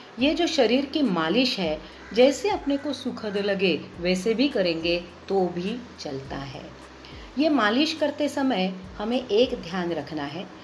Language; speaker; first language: Hindi; non-native, local second language; Marathi